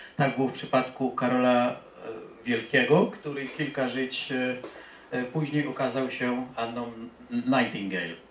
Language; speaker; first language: Polish; native; Polish